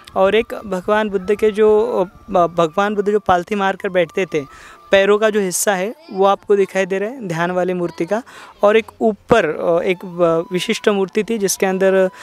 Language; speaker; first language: Hindi; non-native, local second language; Marathi